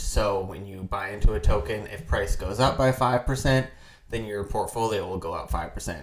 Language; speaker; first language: English; native; English